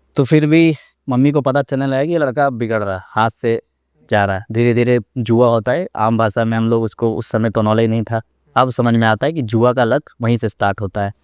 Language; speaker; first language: Hindi; native; Hindi